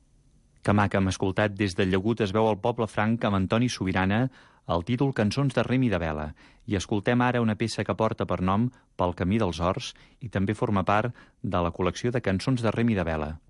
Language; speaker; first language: Catalan; native; Catalan